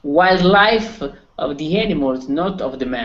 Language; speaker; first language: English; non-native, learner; Italian